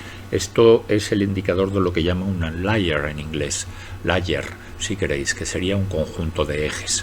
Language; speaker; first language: Spanish; native; Spanish